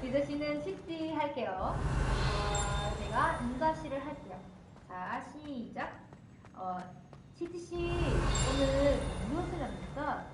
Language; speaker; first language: Korean; non-native, fluent; Indonesian